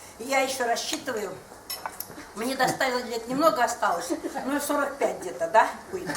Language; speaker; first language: Russian; non-native, local second language; Udmurt